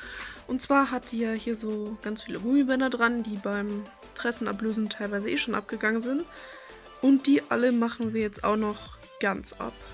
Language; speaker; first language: German; native; German